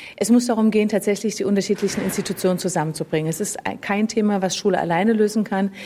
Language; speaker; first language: German; native; German